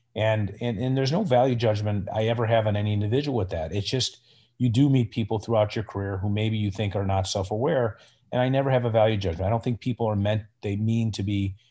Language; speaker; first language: English; native; English